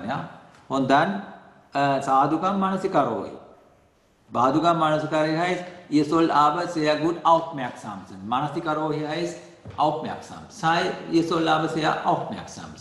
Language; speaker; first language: German; non-native, learner; Sinhala